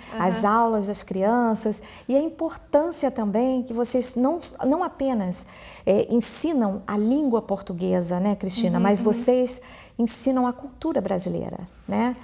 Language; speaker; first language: Portuguese; native; Portuguese